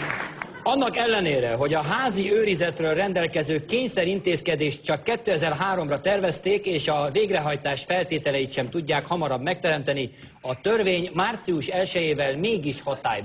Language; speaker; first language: Hungarian; native; Hungarian